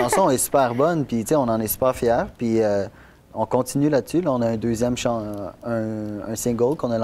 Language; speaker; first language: French; native; French